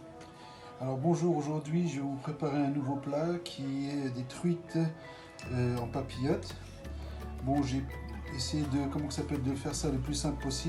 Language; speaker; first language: French; native; French